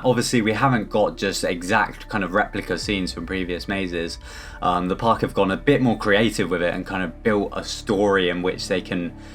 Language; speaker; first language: English; native; English